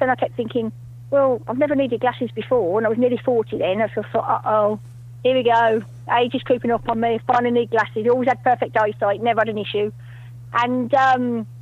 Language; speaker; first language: English; native; English